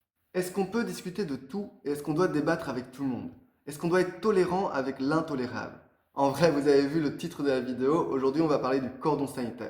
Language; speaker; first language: French; native; French